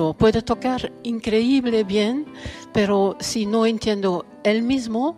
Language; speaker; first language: Spanish; non-native, learner; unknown